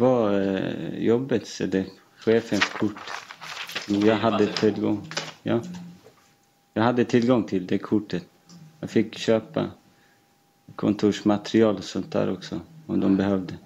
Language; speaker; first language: Swedish; non-native, fluent; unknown